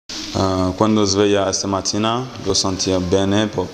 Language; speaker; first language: Italian; non-native, learner; French